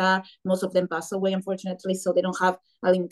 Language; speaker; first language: English; non-native, fluent; Spanish